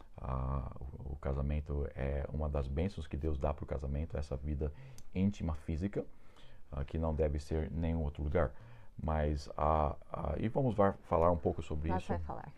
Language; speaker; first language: Portuguese; non-native, fluent; English